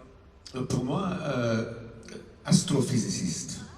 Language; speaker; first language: French; non-native, learner; English